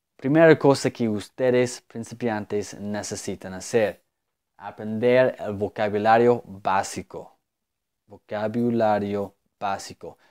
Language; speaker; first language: Spanish; non-native, fluent; English